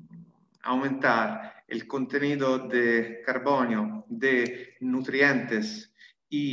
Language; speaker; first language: Spanish; non-native, fluent; Italian